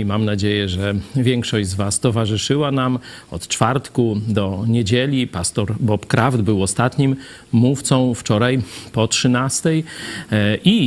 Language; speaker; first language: Polish; native; Polish